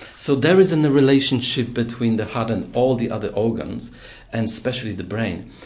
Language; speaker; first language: English; non-native, fluent; Polish